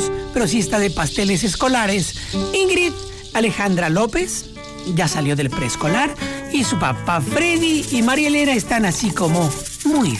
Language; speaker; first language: Spanish; native; Spanish